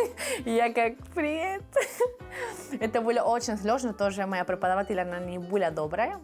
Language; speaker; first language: Russian; non-native, fluent; Spanish